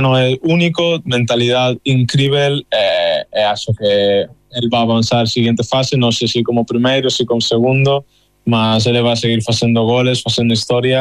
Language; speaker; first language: Portuguese; non-native, fluent; Spanish